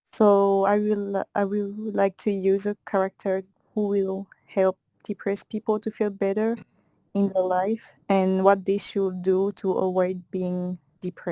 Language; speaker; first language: English; non-native, fluent; Thai